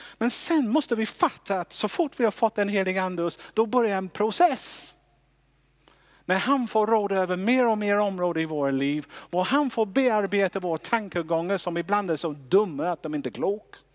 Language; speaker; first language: Swedish; non-native, fluent; English